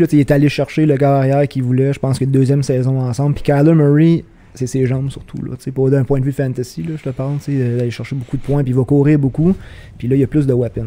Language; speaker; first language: French; native; French